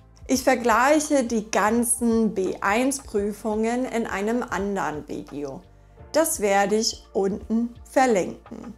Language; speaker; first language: German; non-native, fluent; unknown